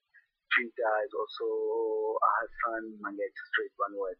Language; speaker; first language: English; non-native, local second language; Zulu